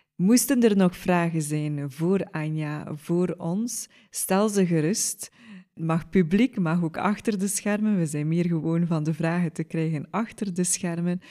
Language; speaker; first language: Dutch; native; Dutch